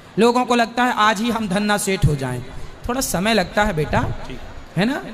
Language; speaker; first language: Hindi; native; Hindi